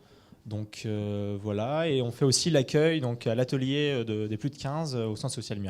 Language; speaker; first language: French; native; French